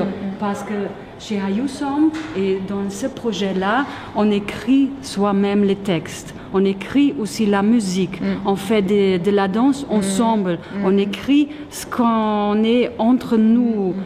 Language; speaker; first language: French; non-native, fluent; German